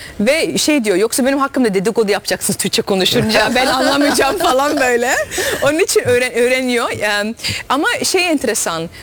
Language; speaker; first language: Turkish; early bilingual, heritage; Dutch